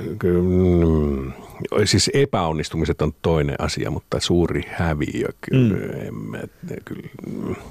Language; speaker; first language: Finnish; native; Finnish